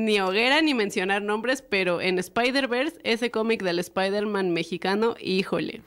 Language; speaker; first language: Spanish; native; Spanish